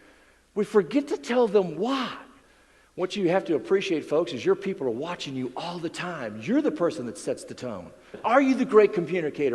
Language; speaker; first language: English; native; English